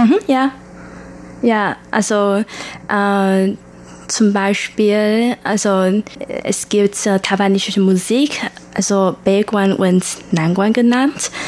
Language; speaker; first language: German; non-native, learner; Chinese